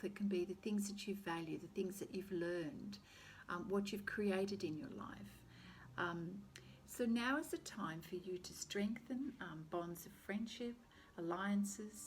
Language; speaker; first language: English; native; English